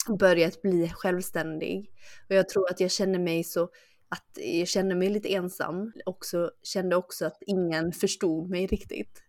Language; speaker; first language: Swedish; early bilingual, other home language; Chinese